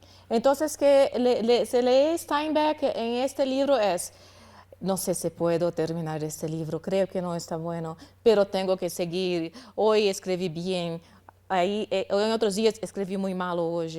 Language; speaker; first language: Spanish; non-native, learner; Portuguese